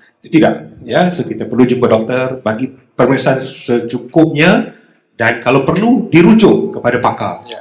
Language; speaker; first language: Malay; native; Malay